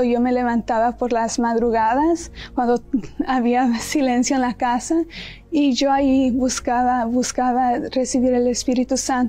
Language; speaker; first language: Spanish; early bilingual, heritage; Spanish